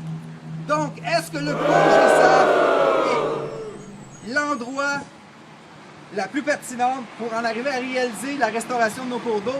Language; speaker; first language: French; native; French